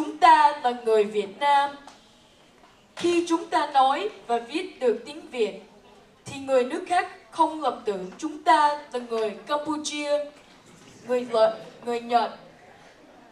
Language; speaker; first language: Vietnamese; early bilingual, heritage; Vietnamese